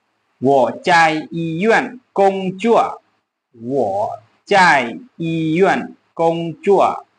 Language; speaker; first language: Chinese; non-native, learner; Lao